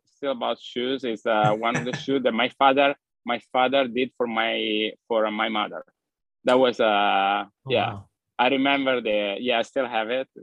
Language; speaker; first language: English; non-native, fluent; Italian